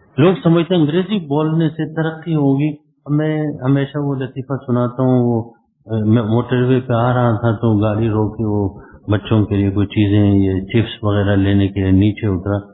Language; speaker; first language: Urdu; non-native, local second language; Khowar